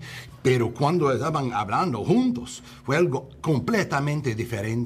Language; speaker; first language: Spanish; early bilingual, heritage; English